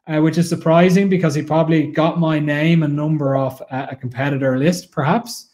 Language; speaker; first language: English; native; English